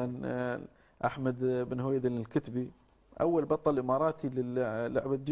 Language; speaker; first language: Arabic; native; Arabic